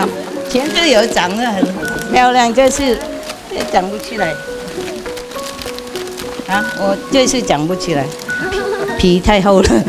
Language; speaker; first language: Chinese; non-native, fluent; Vietnamese